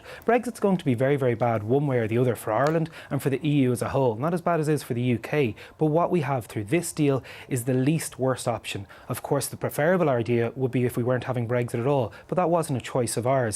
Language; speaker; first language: English; native; English